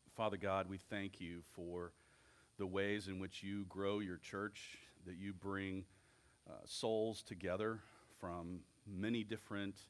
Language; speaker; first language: English; native; English